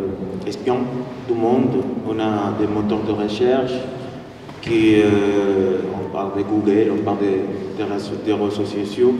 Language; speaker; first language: French; non-native, fluent; Spanish